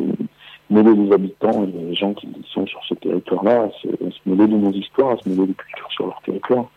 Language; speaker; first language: French; native; French